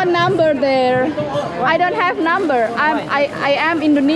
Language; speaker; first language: English; non-native, learner; Indonesian